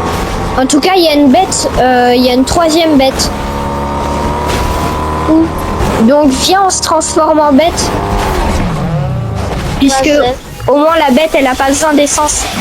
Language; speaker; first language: French; native; French